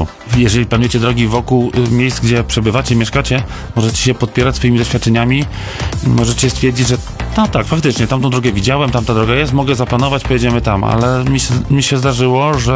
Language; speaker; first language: Polish; native; Polish